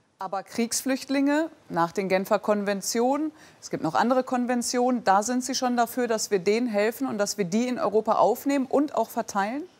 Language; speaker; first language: German; native; German